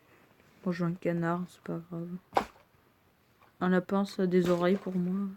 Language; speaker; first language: French; native; French